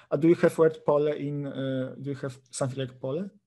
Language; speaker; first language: English; non-native, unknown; Polish